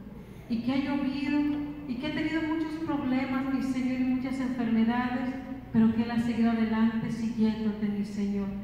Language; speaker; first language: Spanish; native; Spanish